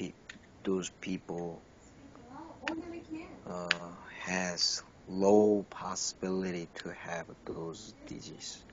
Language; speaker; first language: English; non-native, learner; Korean